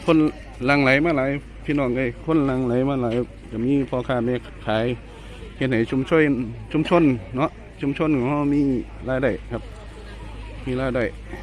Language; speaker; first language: Thai; native; Thai